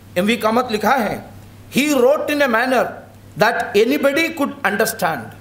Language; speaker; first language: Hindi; non-native, local second language; Malayalam